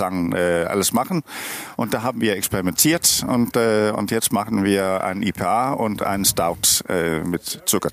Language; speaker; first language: German; non-native, learner; Danish